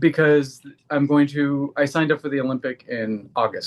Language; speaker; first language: English; native; English